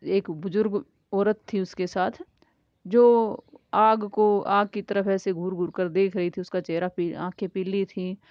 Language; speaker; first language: Hindi; native; Hindi